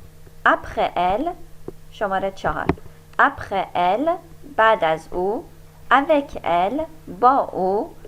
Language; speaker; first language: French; non-native, fluent; Persian